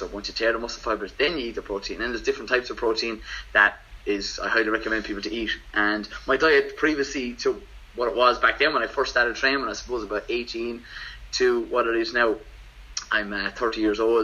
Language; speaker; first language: English; native; English